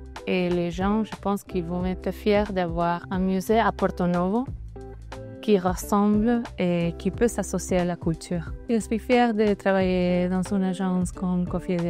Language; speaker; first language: French; non-native, fluent; Spanish